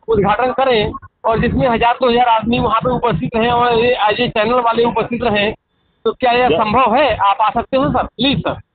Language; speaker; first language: Hindi; native; Hindi